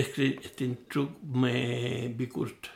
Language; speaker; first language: Swedish; non-native, learner; Spanish